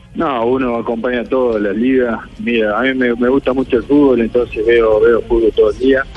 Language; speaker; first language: Spanish; native; Spanish